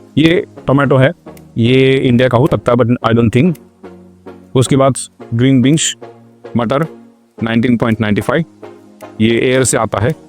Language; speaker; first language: Hindi; non-native, local second language; Marathi